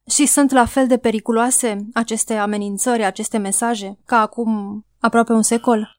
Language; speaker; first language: Romanian; native; Romanian